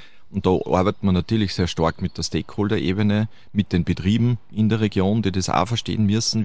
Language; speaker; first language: German; native; German